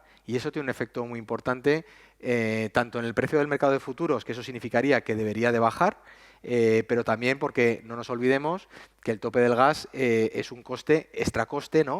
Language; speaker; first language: Spanish; native; Spanish